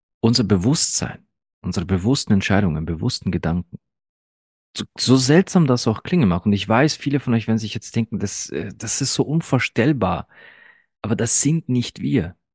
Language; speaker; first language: German; early bilingual, other home language; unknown